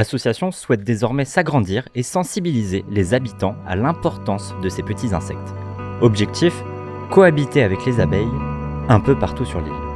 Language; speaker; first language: French; native; French